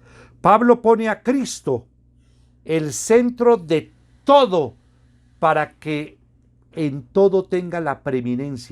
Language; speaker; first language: Spanish; native; Spanish